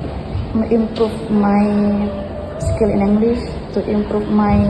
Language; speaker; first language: English; non-native, fluent; Indonesian